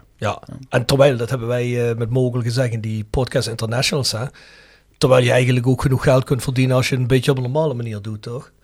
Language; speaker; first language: Dutch; native; Dutch